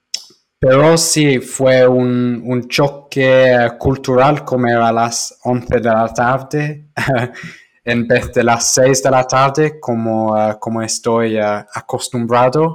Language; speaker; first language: Spanish; non-native, fluent; English